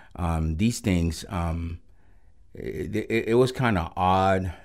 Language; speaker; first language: English; early bilingual, other home language; Spanish